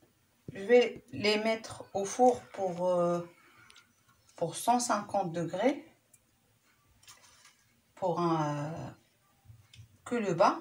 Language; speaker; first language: French; non-native, local second language; Arabic